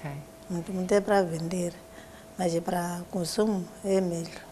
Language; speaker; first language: Portuguese; non-native, local second language; Tsonga